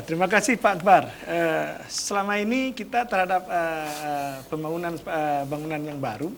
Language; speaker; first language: Malay; native; Malay